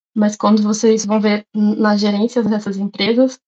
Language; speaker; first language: Portuguese; native; Portuguese